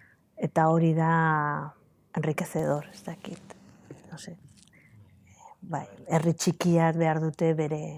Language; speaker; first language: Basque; non-native, learner; Spanish